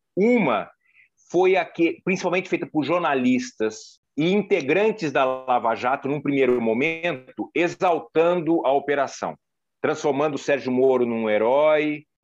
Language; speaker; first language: Portuguese; native; Portuguese